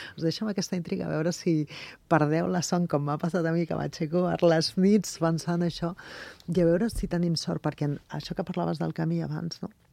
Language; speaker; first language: Catalan; non-native, local second language; Spanish